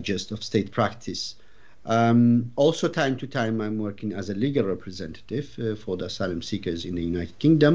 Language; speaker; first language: English; non-native, fluent; Arabic